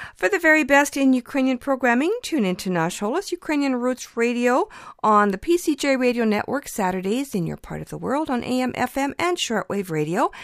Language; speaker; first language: English; early bilingual, other home language; Ukrainian